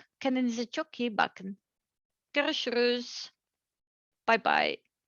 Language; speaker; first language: Turkish; non-native, learner; Serbian